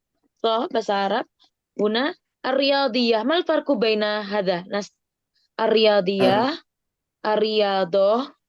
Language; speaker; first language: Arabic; non-native, fluent; Indonesian